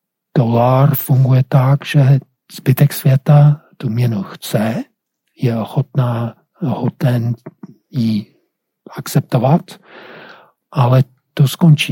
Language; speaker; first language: Czech; non-native, fluent; English